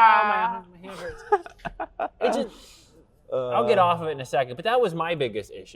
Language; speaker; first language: English; native; English